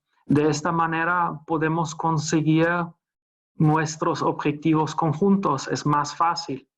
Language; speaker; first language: Spanish; non-native, fluent; German